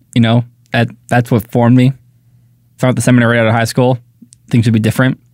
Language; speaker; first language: English; native; English